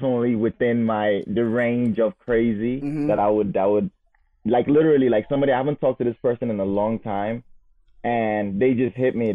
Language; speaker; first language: English; non-native, local second language; Igbo